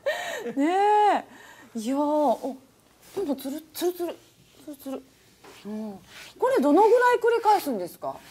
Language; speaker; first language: Japanese; native; Japanese